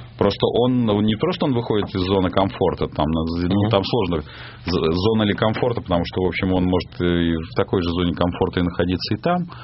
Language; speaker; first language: Russian; native; Russian